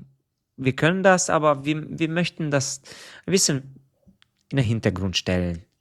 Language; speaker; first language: German; non-native, fluent; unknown